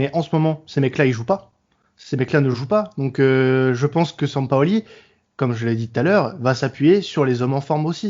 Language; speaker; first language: French; native; French